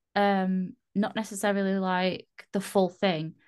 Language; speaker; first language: English; native; English